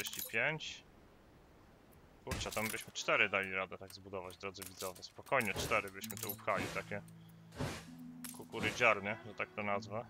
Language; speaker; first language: Polish; native; Polish